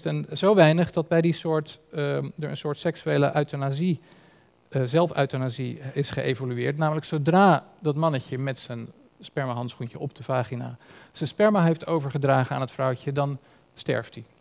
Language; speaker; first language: Dutch; native; Dutch